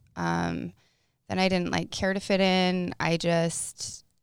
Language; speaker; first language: English; native; English